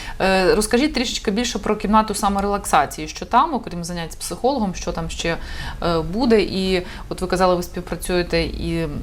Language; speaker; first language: Ukrainian; native; Ukrainian